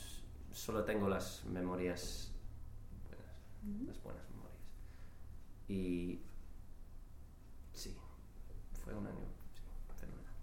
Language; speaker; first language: Spanish; non-native, learner; English